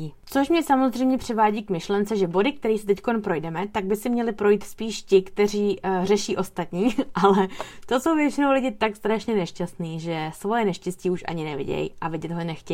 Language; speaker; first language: Czech; native; Czech